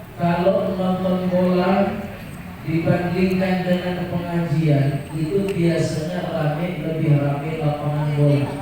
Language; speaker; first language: Indonesian; non-native, local second language; Minangkabau